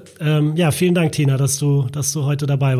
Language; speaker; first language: German; native; German